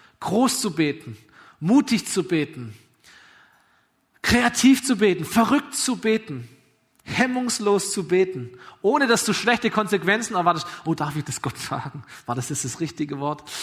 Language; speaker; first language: German; native; German